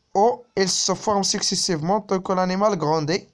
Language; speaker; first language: French; non-native, local second language; Arabic